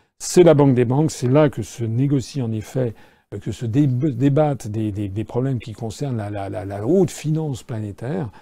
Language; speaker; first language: French; native; French